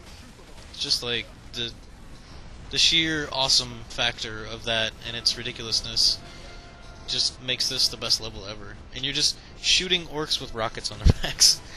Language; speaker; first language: English; native; English